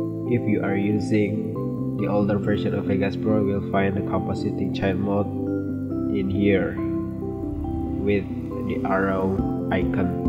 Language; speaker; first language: English; non-native, fluent; Indonesian